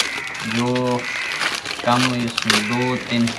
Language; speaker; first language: Spanish; non-native, learner; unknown